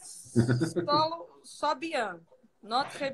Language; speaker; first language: French; non-native, learner; Portuguese